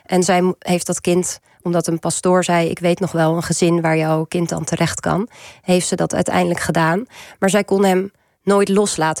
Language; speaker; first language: Dutch; native; Dutch